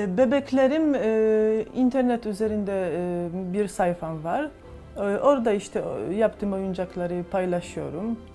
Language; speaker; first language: Turkish; non-native, fluent; Polish